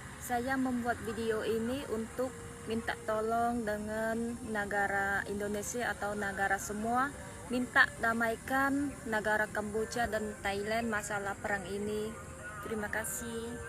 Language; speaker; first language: Indonesian; non-native, learner; Khmer